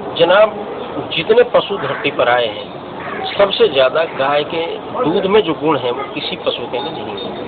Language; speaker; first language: Urdu; non-native, local second language; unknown